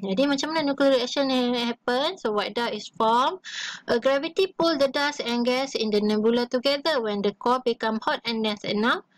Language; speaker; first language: English; non-native, local second language; Malay